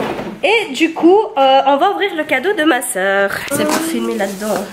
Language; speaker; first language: French; early bilingual, other home language; Portuguese